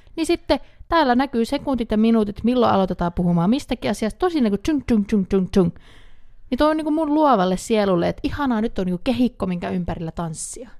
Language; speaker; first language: Finnish; native; Finnish